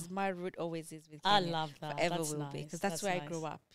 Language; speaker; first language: English; early bilingual, other home language; Amharic